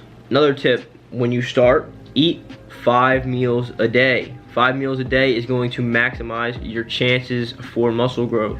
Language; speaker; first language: English; native; English